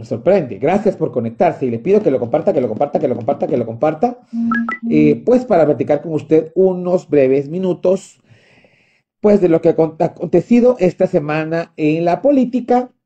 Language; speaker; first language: Spanish; native; Spanish